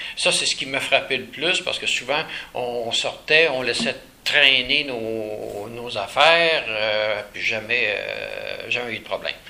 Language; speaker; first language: French; native; French